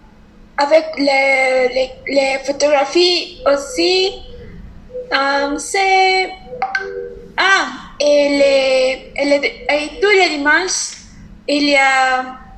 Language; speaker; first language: French; non-native, learner; Spanish